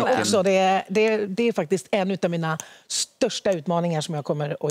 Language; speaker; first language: Swedish; early bilingual, other home language; Spanish